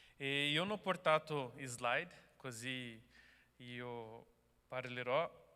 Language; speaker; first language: Italian; non-native, learner; Portuguese